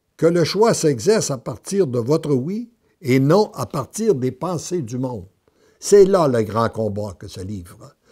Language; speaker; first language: French; native; French